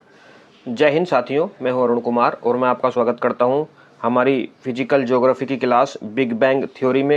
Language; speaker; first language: Hindi; native; Hindi